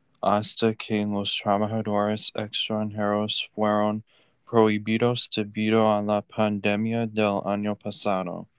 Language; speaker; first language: Spanish; non-native, learner; English